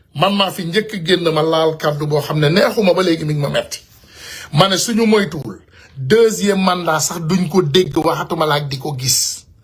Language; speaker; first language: Wolof; native; Wolof